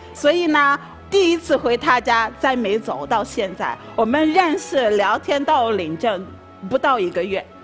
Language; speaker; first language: Chinese; non-native, fluent; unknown